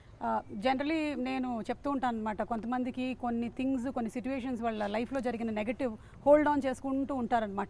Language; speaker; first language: Telugu; native; Telugu